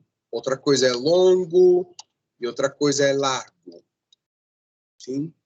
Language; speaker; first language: Portuguese; non-native, fluent; Spanish